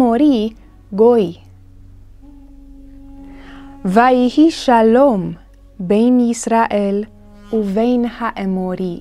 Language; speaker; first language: Hebrew; non-native, fluent; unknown